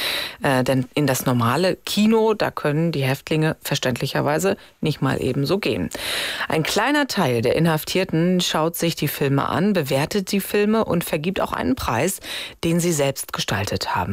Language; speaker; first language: German; native; German